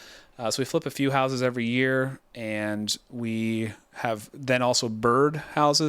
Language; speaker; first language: English; native; English